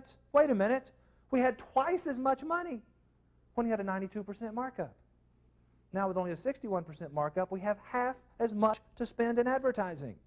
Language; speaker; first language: English; native; English